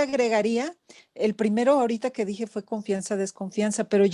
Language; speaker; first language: Spanish; native; Spanish